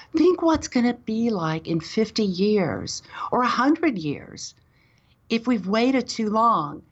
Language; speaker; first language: English; native; English